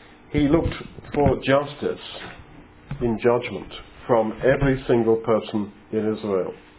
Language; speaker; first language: English; native; English